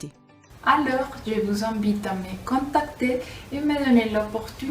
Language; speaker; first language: French; non-native, learner; Spanish